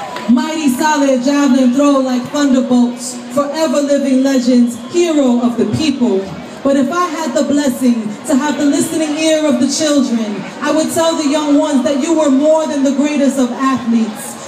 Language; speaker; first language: English; early bilingual, other home language; Spanish